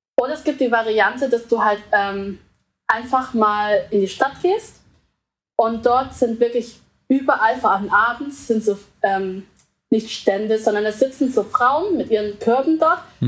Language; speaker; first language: German; early bilingual, other home language; Vietnamese